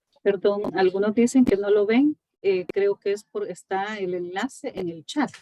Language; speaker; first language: Spanish; native; Spanish